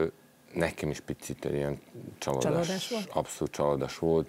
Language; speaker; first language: Hungarian; non-native, fluent; Serbian